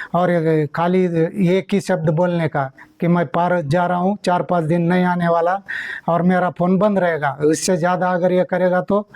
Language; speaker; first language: Hindi; non-native, local second language; Marathi